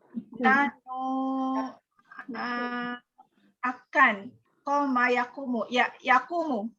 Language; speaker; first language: Arabic; non-native, learner; Malay